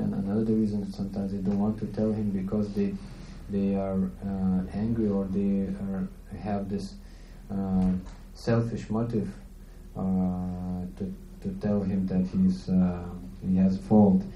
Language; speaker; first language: English; non-native, fluent; Lithuanian